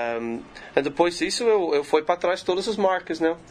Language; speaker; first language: Portuguese; non-native, learner; English